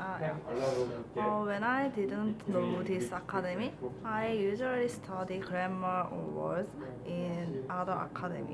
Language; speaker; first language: English; non-native, learner; Korean